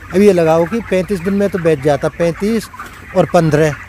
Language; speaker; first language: Hindi; native; Hindi